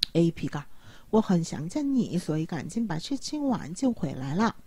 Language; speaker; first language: Chinese; non-native, fluent; Korean